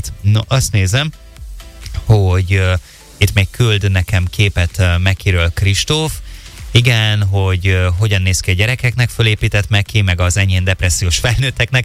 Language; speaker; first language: Hungarian; native; Hungarian